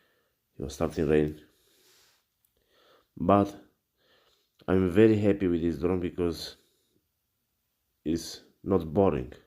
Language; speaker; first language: English; non-native, learner; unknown